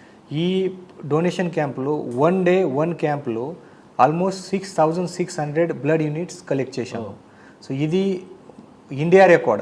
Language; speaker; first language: Telugu; non-native, learner; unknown